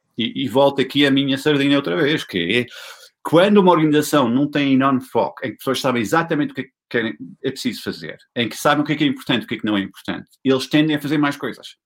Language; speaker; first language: Portuguese; non-native, fluent; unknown